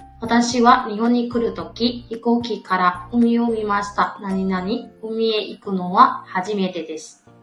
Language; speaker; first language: Japanese; non-native, fluent; Burmese